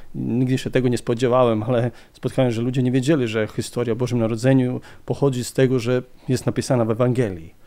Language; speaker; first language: Polish; non-native, fluent; Croatian